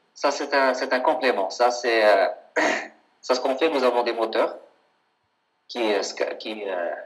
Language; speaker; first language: French; non-native, local second language; Arabic